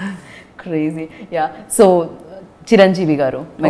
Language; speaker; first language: Telugu; native; Telugu